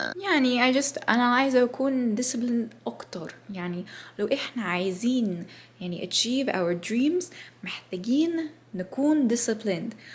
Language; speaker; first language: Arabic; non-native, learner; English